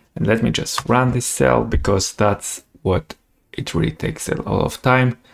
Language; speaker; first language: English; non-native, fluent; Polish